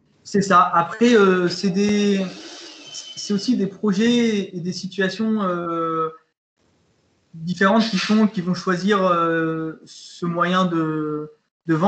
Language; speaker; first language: French; native; French